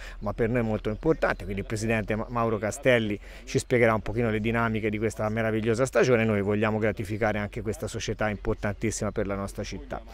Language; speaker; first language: Italian; native; Italian